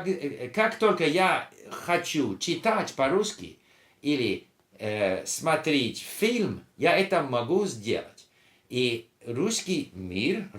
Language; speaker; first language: Russian; non-native, learner; English